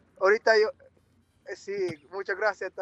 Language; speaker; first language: Spanish; non-native, learner; English